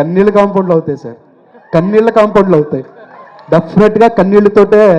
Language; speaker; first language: Telugu; native; Telugu